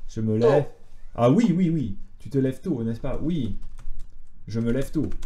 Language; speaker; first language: French; native; French